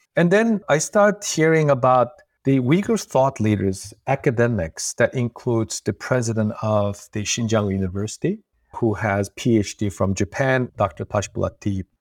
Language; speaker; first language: English; non-native, fluent; Uyghur